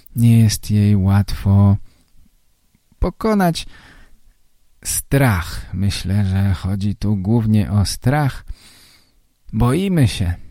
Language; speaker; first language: Polish; native; Polish